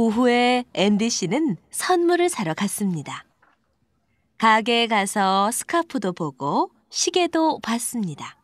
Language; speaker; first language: Korean; non-native, learner; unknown